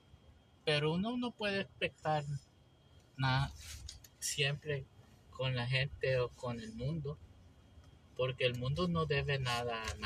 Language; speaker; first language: Spanish; early bilingual, heritage; English